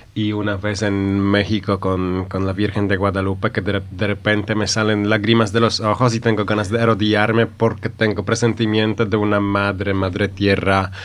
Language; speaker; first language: Spanish; non-native, fluent; Polish